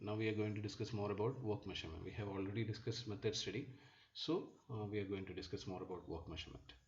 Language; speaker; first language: English; non-native, local second language; Malayalam